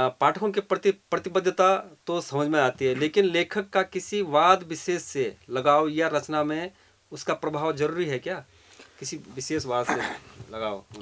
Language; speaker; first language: Hindi; native; Hindi